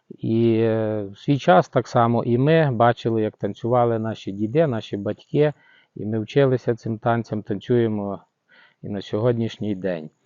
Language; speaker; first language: Ukrainian; native; Ukrainian